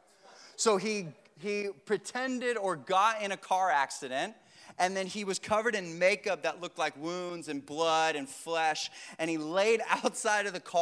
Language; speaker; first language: English; native; English